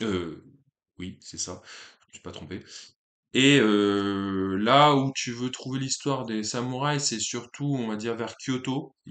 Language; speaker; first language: French; native; French